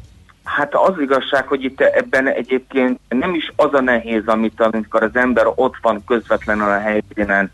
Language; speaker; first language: Hungarian; native; Hungarian